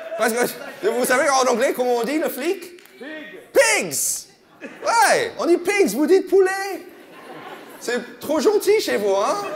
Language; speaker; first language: French; non-native, fluent; English